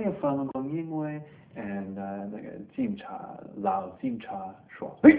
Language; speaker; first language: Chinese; non-native, learner; English